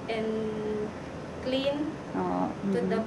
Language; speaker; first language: English; non-native, learner; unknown